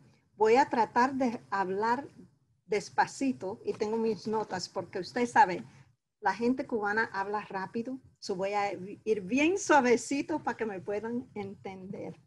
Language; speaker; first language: Spanish; early bilingual, heritage; Spanish